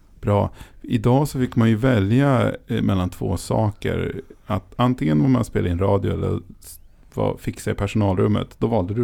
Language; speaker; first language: Swedish; native; Swedish